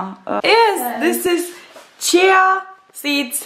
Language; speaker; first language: English; non-native, learner; Czech